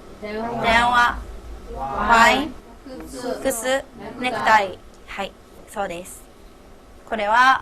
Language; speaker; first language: Japanese; non-native, fluent; Burmese